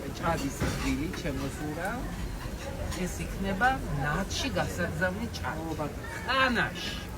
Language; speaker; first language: Georgian; native; Georgian